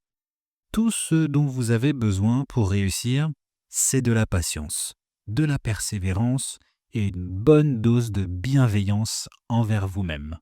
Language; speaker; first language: French; native; French